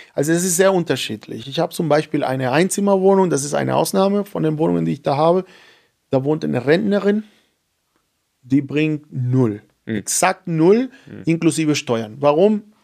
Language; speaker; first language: German; non-native, fluent; Spanish